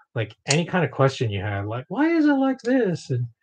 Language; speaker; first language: English; native; English